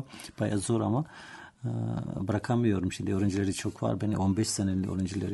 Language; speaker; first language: Turkish; non-native, learner; Georgian